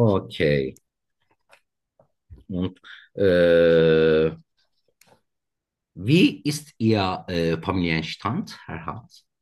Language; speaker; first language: German; non-native, learner; Turkish